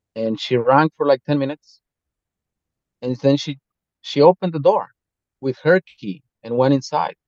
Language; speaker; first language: English; non-native, fluent; Spanish